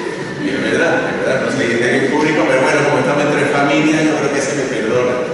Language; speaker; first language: Spanish; native; Spanish